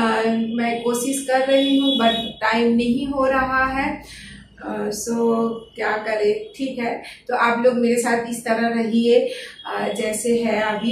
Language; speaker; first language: Hindi; non-native, local second language; Bangla